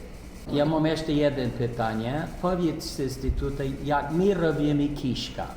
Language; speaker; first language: Polish; early bilingual, heritage; Polish